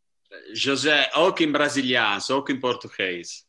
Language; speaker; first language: Dutch; non-native, learner; Portuguese